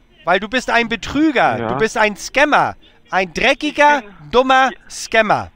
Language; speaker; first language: German; native; German